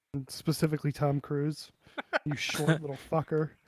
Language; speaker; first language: English; native; English